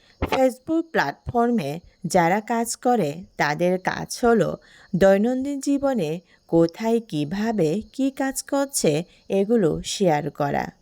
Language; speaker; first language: Bangla; non-native, local second language; Marma